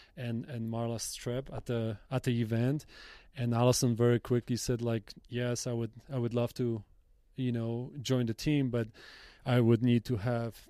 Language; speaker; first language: English; non-native, fluent; Polish